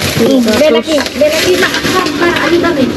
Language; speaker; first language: Spanish; non-native, learner; Filipino